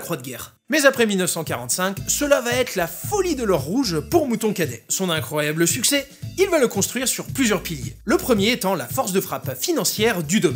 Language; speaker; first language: French; native; French